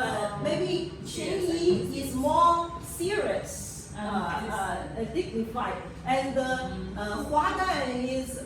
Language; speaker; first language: English; non-native, learner; Chinese